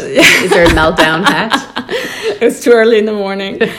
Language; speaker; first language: English; early bilingual, other home language; Persian